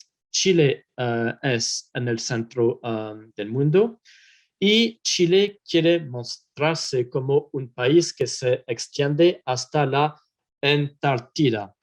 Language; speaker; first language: Spanish; non-native, fluent; French